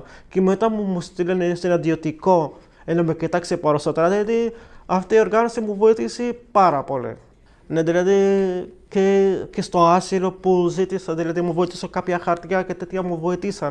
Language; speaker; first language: Greek; non-native, learner; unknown